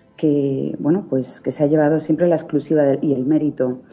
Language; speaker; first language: Spanish; native; Spanish